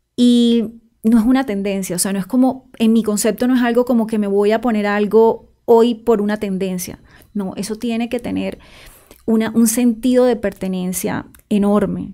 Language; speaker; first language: Spanish; native; Spanish